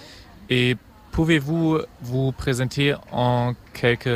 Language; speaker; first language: French; non-native, fluent; German